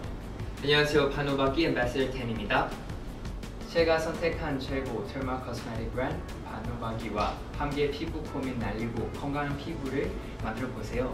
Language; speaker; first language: Korean; non-native, fluent; Thai